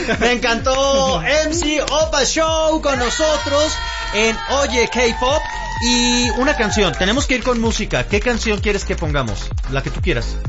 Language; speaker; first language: Spanish; native; Spanish